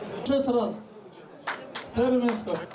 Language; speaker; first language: Russian; non-native, local second language; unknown